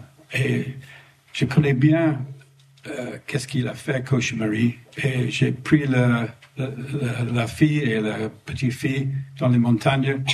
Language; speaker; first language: French; non-native, fluent; English